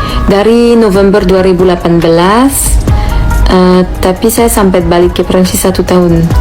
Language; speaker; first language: Indonesian; non-native, fluent; French